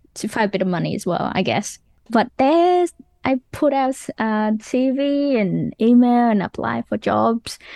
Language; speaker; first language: English; non-native, fluent; Vietnamese